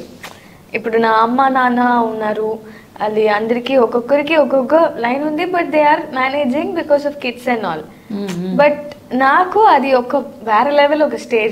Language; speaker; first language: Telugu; non-native, learner; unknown